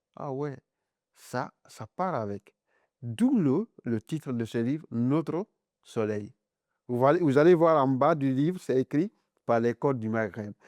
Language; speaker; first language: French; non-native, local second language; Mandingo